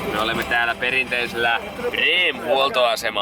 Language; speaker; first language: Finnish; native; Finnish